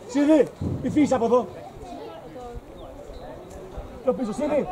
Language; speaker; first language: Greek; native; Greek